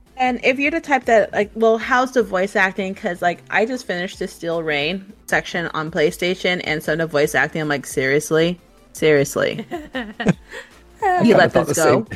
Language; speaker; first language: English; native; English